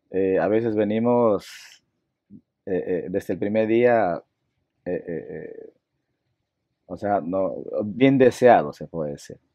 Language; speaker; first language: Spanish; non-native, local second language; Shipibo-Conibo